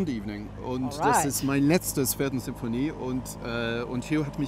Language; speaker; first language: German; non-native, fluent; English